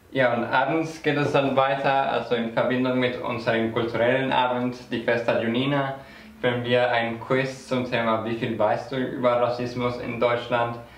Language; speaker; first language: German; non-native, fluent; Portuguese